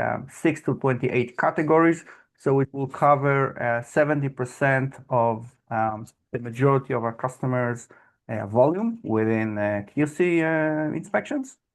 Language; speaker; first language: English; non-native, fluent; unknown